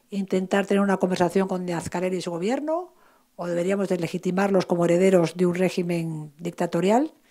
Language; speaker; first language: Spanish; native; Spanish